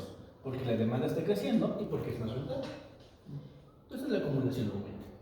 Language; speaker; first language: Spanish; native; Spanish